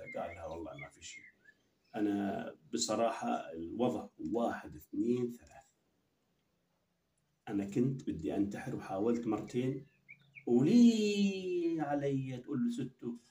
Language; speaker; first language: Arabic; native; Arabic